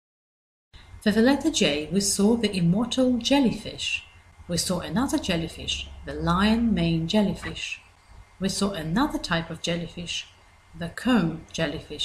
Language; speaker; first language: English; native; English